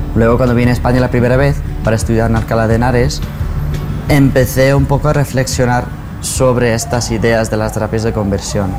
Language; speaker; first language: Spanish; non-native, fluent; English